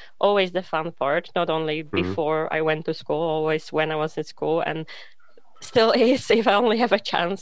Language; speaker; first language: English; non-native, fluent; Polish